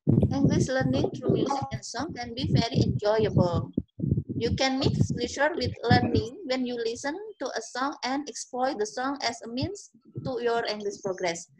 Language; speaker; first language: English; non-native, fluent; Indonesian